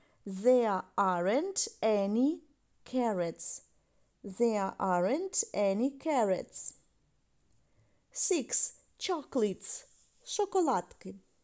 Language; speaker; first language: English; non-native, fluent; Ukrainian